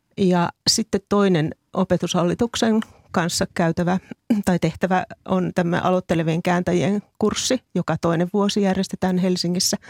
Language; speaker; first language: Finnish; native; Finnish